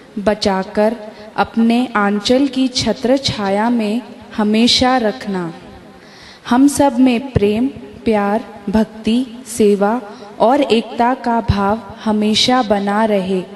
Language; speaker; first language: Hindi; non-native, local second language; Sindhi